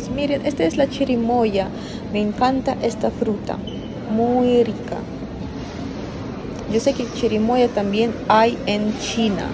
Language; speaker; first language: Spanish; non-native, fluent; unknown